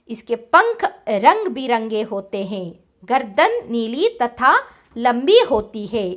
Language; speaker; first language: Hindi; non-native, local second language; Kannada